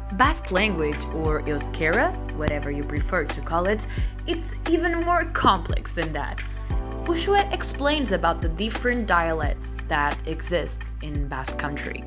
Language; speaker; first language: English; non-native, fluent; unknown